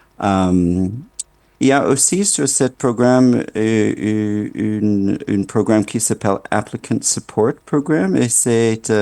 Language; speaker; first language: French; non-native, fluent; English